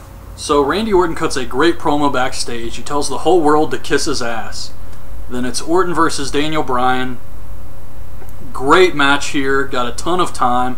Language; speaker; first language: English; native; English